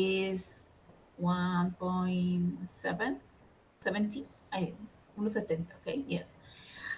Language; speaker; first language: English; non-native, learner; Spanish